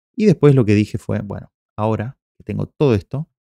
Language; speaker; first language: Spanish; native; Spanish